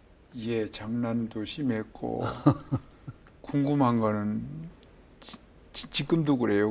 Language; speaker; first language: Korean; native; Korean